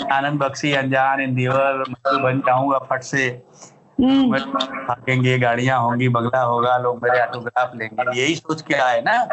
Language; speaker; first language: Hindi; native; Hindi